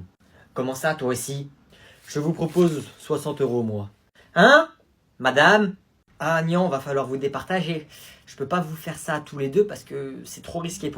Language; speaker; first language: French; native; French